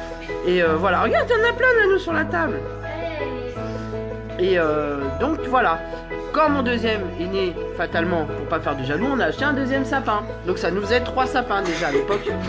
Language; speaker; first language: French; native; French